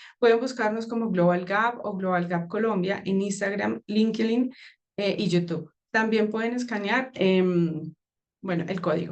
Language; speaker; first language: Spanish; native; Spanish